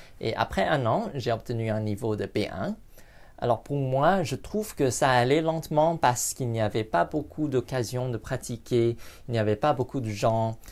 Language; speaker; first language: French; non-native, fluent; English